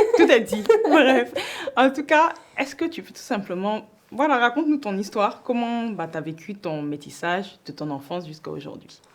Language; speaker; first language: French; native; French